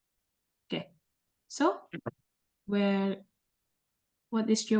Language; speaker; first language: English; non-native, learner; Indonesian